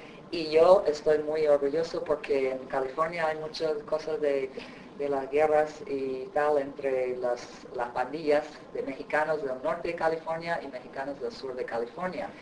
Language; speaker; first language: Spanish; native; Spanish